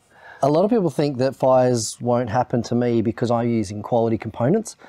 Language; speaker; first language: English; native; English